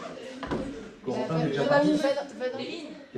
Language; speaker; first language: French; native; French